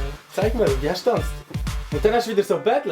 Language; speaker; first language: German; native; German